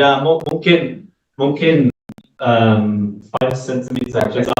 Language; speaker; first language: Indonesian; non-native, learner; English